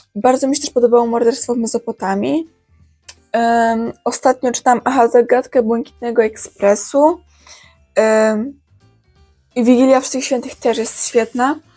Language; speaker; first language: Polish; native; Polish